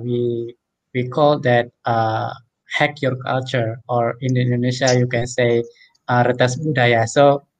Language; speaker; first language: English; non-native, fluent; Indonesian